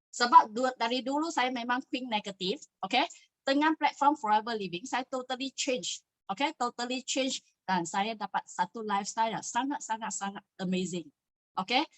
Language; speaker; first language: Malay; non-native, local second language; Chinese